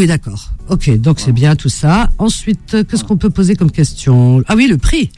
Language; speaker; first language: French; native; French